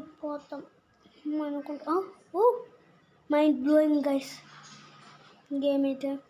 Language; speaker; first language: Telugu; native; Telugu